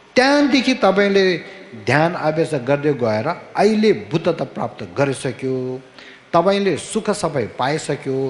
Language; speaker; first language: Nepali; non-native, fluent; Tibetan